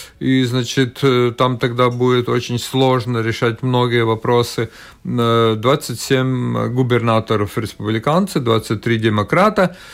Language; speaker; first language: Russian; non-native, local second language; Latvian